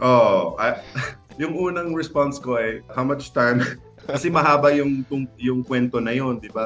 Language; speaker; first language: Filipino; non-native, local second language; English